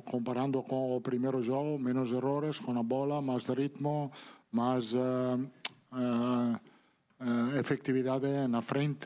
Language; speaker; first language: Portuguese; non-native, learner; Italian